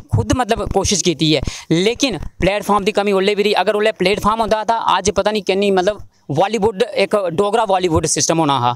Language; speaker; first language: Hindi; native; Hindi